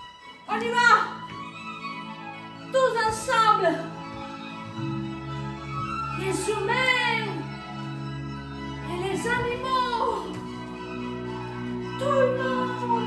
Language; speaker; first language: French; non-native, fluent; Italian